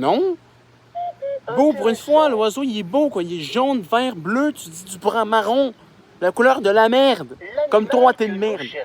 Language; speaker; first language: French; native; French